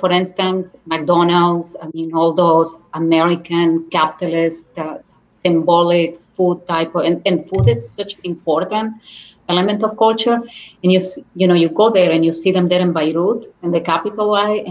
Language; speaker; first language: English; non-native, fluent; Spanish